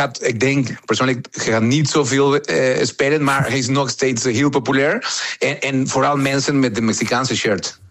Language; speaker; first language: Dutch; non-native, fluent; Spanish